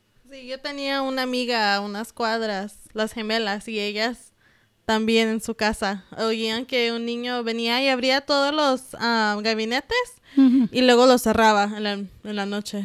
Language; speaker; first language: Spanish; early bilingual, heritage; Spanish